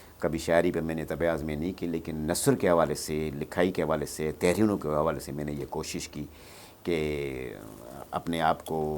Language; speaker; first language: Urdu; non-native, local second language; Sindhi